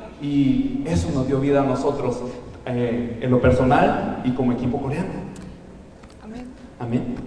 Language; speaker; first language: Spanish; native; Spanish